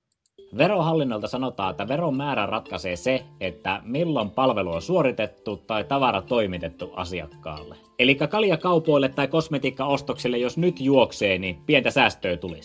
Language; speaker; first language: Finnish; native; Finnish